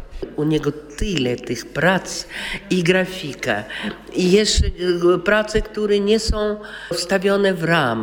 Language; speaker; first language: Polish; non-native, local second language; Russian